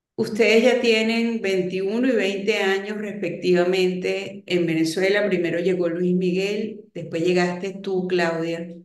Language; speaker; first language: Spanish; native; Spanish